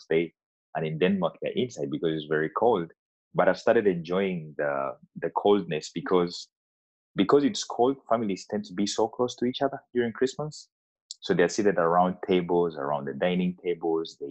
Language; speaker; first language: English; non-native, local second language; Ganda